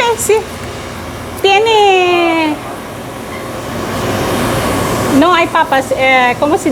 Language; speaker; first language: Spanish; non-native, learner; Filipino